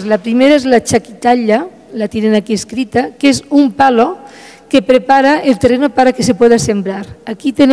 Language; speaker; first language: Spanish; native; Spanish